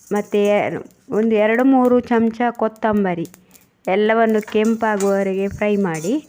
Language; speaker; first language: Kannada; non-native, local second language; Tulu